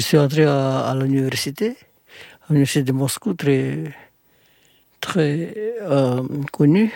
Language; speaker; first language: French; non-native, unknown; Indonesian